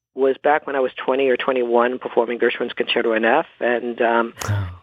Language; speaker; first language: English; native; English